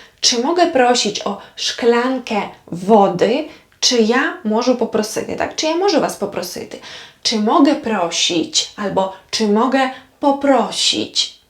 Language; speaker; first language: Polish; non-native, fluent; Ukrainian